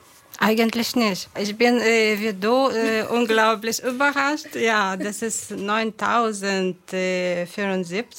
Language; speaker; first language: German; non-native, fluent; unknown